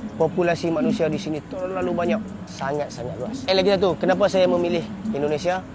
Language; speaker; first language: Malay; native; Malay